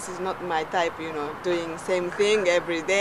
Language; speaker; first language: English; non-native, learner; Japanese